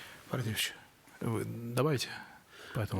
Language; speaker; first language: Russian; native; Russian